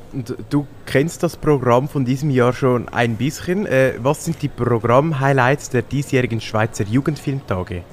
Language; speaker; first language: German; native; German